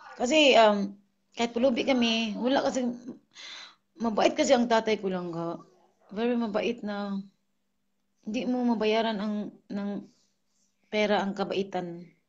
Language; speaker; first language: Filipino; non-native, local second language; Cebuano